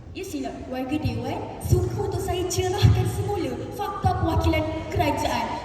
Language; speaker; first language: Malay; native; Malay